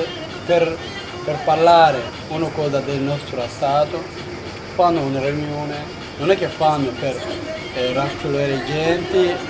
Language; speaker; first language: Italian; non-native, learner; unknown